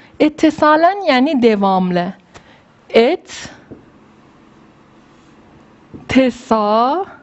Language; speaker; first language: Turkish; non-native, fluent; Persian